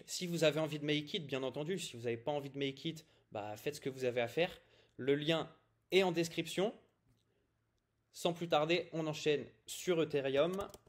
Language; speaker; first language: French; native; French